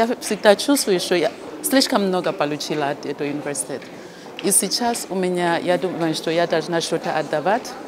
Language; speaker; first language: Russian; non-native, fluent; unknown